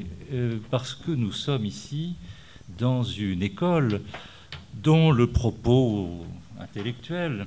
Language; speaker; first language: French; native; French